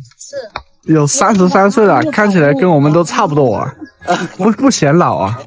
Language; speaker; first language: Chinese; native; Chinese